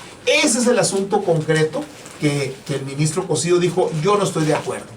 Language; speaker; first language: Spanish; native; Spanish